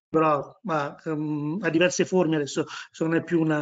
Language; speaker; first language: Italian; native; Italian